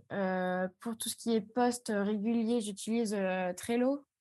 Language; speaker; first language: French; native; French